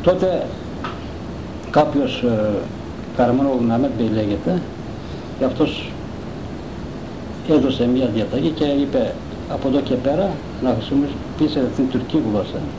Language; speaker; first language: Greek; non-native, local second language; Turkish